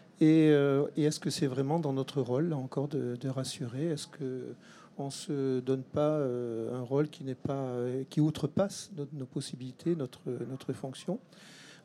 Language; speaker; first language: French; native; French